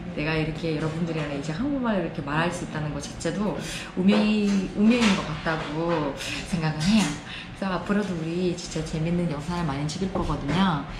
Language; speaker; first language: Korean; non-native, fluent; Uzbek